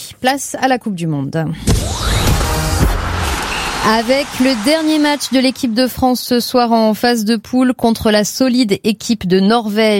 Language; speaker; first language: French; native; French